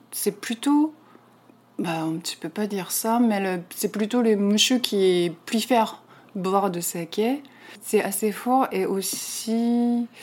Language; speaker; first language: French; non-native, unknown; Japanese